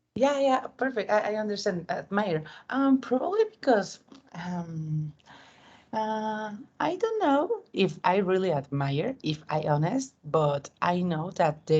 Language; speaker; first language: English; non-native, learner; Spanish